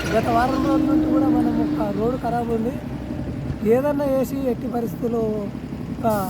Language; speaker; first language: Telugu; native; Telugu